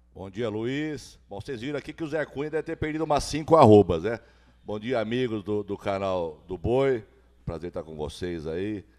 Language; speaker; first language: Portuguese; native; Portuguese